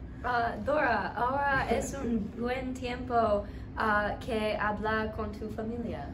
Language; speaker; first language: Spanish; non-native, learner; English